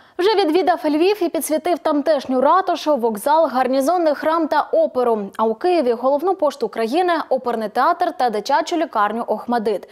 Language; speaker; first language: Ukrainian; native; Ukrainian